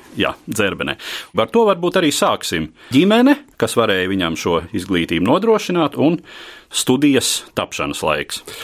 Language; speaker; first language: Latvian; native; Latvian